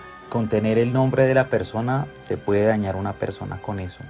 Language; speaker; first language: Spanish; native; Spanish